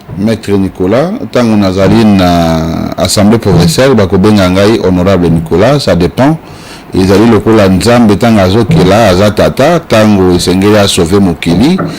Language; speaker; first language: Lingala; native; Lingala